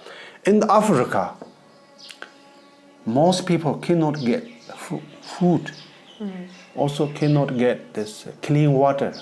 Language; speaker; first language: English; non-native, learner; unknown